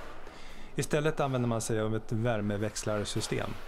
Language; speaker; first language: Swedish; native; Swedish